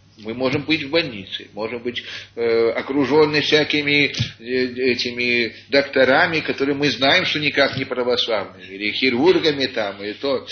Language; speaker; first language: Russian; early bilingual, heritage; Russian